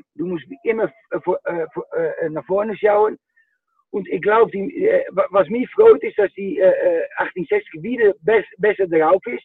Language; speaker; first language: German; non-native, fluent; Dutch